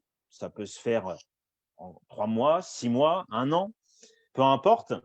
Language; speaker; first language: French; native; French